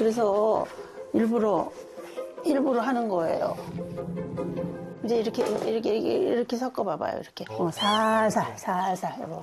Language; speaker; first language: Korean; native; Korean